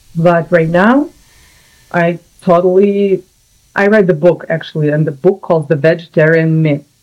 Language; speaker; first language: English; non-native, fluent; Russian